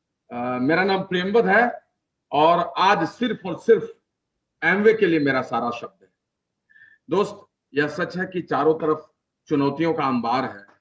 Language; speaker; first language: Hindi; native; Hindi